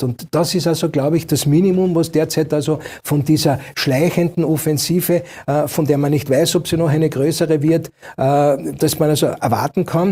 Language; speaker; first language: German; native; German